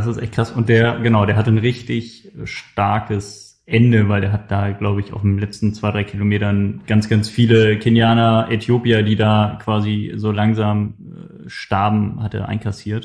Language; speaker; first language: German; native; German